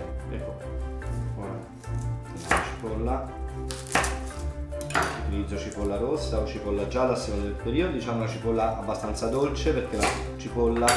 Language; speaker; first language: Italian; native; Italian